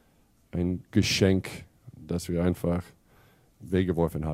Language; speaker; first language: German; non-native, fluent; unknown